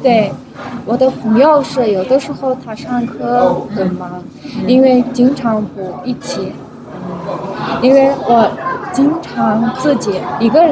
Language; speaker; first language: Chinese; non-native, learner; Mongolian